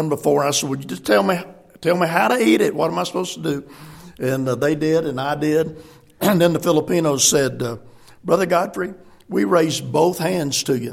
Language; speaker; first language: English; native; English